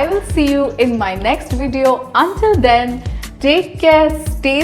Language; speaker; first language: English; non-native, local second language; Hindi